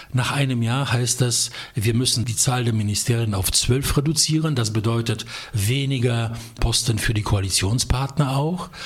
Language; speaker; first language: German; non-native, fluent; Polish